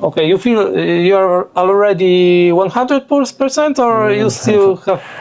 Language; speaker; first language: English; non-native, learner; Polish